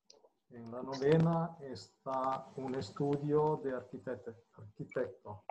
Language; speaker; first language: Spanish; non-native, learner; Italian